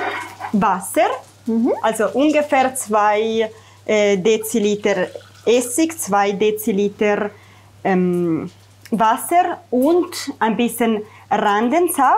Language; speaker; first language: German; non-native, fluent; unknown